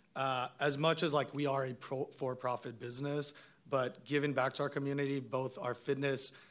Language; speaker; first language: English; non-native, fluent; Hebrew